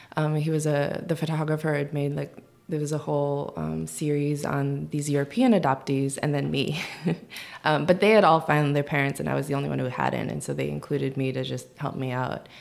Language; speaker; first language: English; early bilingual, other home language; Korean